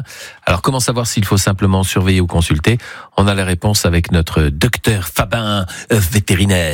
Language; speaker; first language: French; native; French